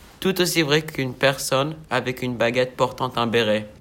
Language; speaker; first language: French; non-native, learner; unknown